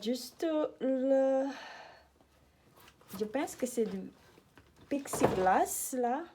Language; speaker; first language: French; non-native, learner; Dutch